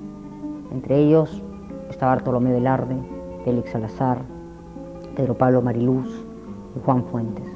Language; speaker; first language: Spanish; native; Spanish